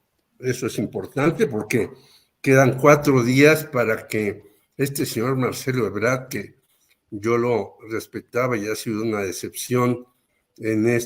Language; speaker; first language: Spanish; native; Spanish